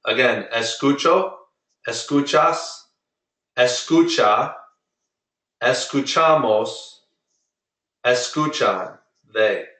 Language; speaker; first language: Spanish; non-native, fluent; English